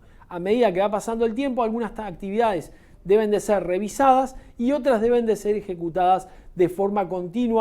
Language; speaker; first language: Spanish; native; Spanish